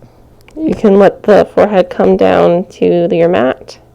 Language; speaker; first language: English; native; English